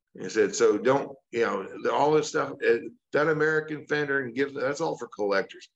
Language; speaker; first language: English; native; English